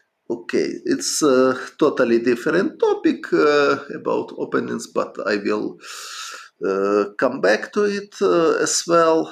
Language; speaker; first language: English; non-native, fluent; Ukrainian